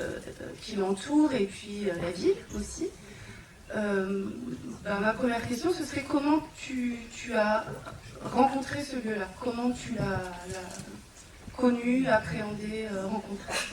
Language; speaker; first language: French; native; French